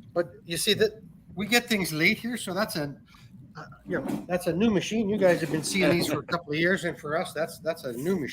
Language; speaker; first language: English; native; English